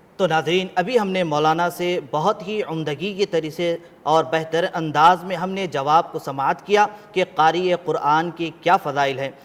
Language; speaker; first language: Urdu; native; Urdu